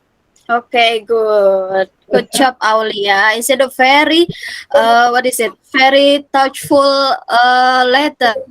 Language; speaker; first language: English; non-native, fluent; Indonesian